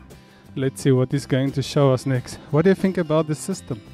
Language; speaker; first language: English; native; English